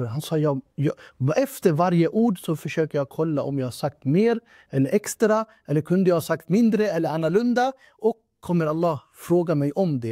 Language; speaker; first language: Swedish; non-native, fluent; Urdu